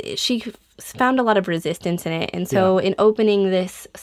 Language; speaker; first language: English; native; English